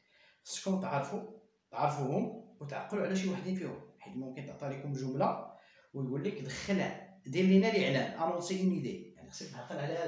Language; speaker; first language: Arabic; native; Arabic